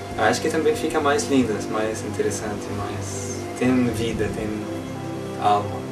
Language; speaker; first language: Portuguese; non-native, learner; Arabic